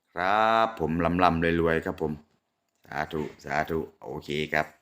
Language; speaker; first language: Thai; native; Thai